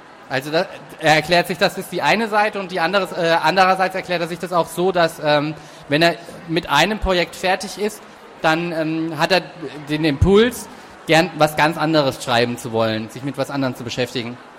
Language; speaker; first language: German; native; German